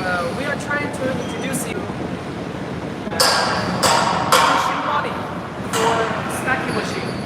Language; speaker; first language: English; non-native, learner; Chinese